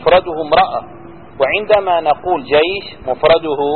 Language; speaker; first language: Arabic; native; Arabic